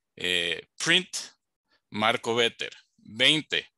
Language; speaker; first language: Spanish; native; Spanish